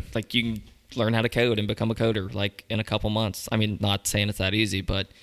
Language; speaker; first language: English; native; English